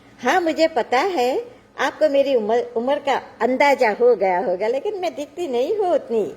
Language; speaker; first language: Hindi; non-native, local second language; Gujarati